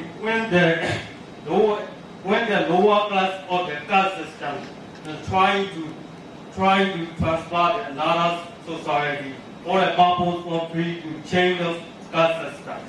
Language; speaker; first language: English; non-native, learner; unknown